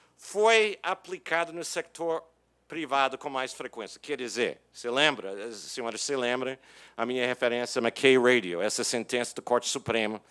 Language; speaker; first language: Portuguese; non-native, fluent; English